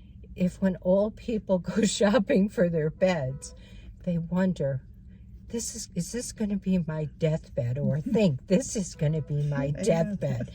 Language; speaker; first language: English; native; English